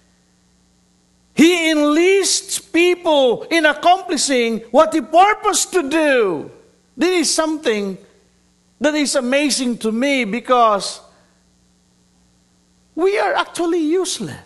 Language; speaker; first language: English; non-native, local second language; Cebuano